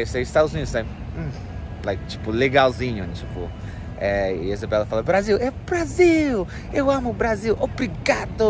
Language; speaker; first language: Portuguese; non-native, fluent; English